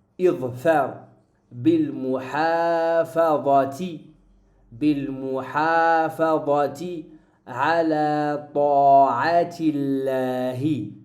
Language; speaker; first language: Arabic; non-native, fluent; French